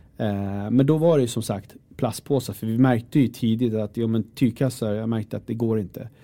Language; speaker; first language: Swedish; early bilingual, other home language; Kurdish